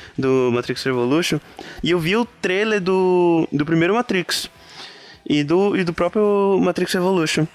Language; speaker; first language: Portuguese; native; Portuguese